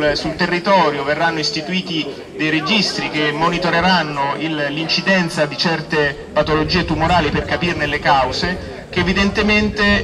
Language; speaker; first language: Italian; native; Italian